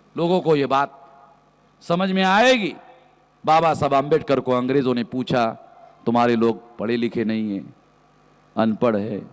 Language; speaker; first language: Hindi; non-native, local second language; Marathi